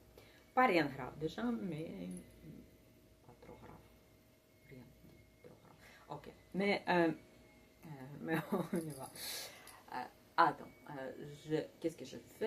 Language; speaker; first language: French; non-native, learner; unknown